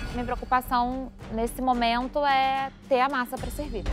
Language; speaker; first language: Portuguese; native; Portuguese